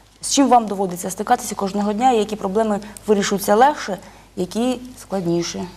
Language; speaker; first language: Ukrainian; native; Ukrainian